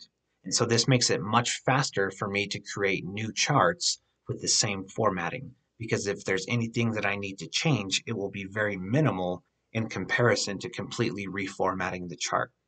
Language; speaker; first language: English; native; English